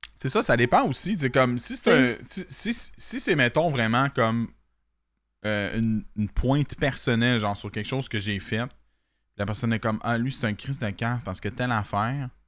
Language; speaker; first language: French; native; French